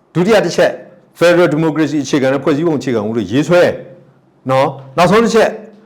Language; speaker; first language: Burmese; non-native, local second language; S'gaw Karen